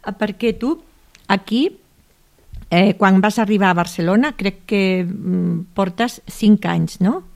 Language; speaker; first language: Catalan; native; Catalan